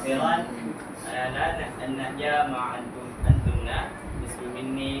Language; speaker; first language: Arabic; non-native, learner; Malay